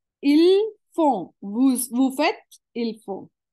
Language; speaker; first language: French; non-native, fluent; Hindi